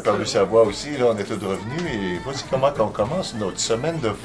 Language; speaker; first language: French; native; French